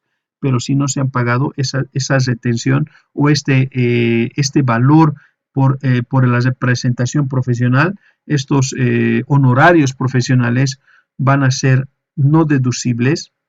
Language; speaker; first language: Spanish; native; Spanish